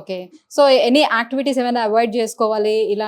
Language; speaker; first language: Telugu; native; Telugu